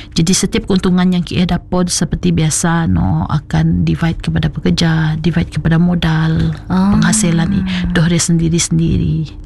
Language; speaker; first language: Malay; non-native, local second language; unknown